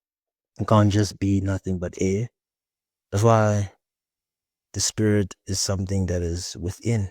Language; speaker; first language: English; native; English